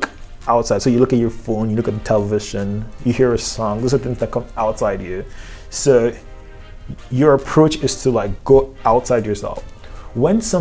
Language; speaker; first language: English; non-native, local second language; Yoruba